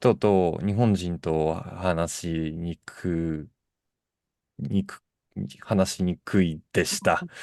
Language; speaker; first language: Japanese; non-native, fluent; Russian